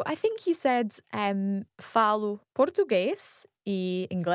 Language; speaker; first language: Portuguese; non-native, learner; English